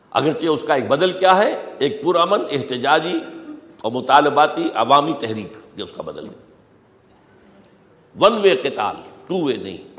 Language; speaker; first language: Urdu; native; Urdu